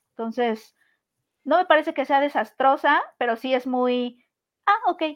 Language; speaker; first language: Spanish; native; Spanish